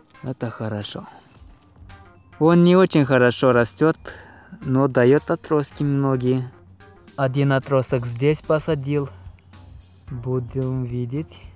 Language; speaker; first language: Russian; non-native, fluent; Romanian